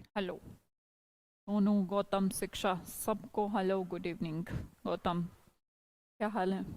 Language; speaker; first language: Hindi; native; Hindi